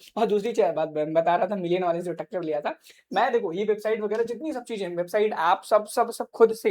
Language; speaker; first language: Hindi; native; Hindi